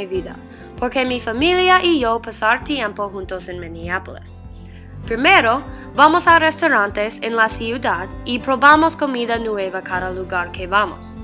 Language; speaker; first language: Spanish; non-native, learner; English